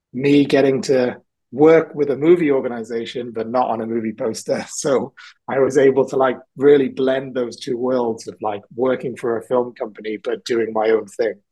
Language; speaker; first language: English; native; English